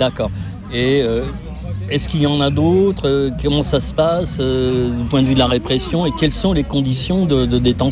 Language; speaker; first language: French; native; French